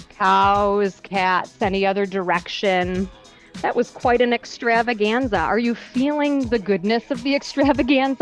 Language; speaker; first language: English; native; English